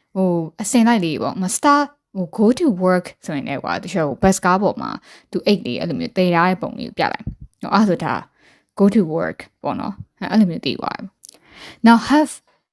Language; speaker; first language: Burmese; native; Burmese